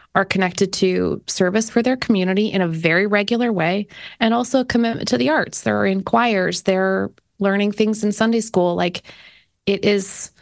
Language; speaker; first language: English; native; English